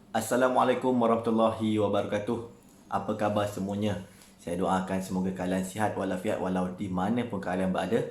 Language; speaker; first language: Malay; native; Malay